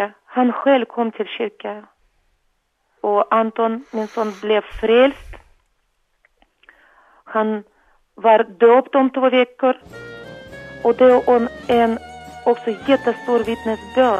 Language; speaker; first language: Swedish; non-native, learner; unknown